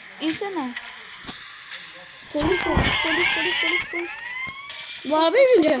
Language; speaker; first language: Turkish; native; Turkish